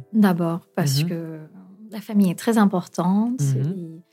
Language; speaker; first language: French; non-native, fluent; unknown